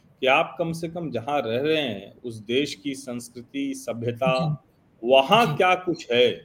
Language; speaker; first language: Hindi; native; Hindi